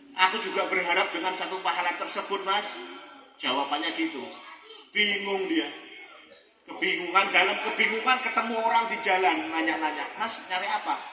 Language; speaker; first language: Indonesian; non-native, local second language; Javanese